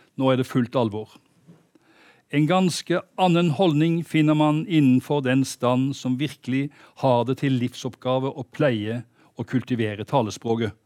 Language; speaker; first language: Norwegian; native; Norwegian